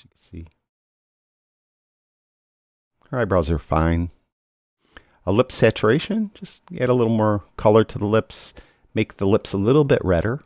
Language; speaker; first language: English; native; English